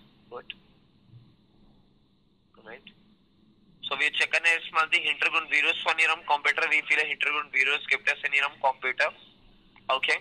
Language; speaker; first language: German; non-native, learner; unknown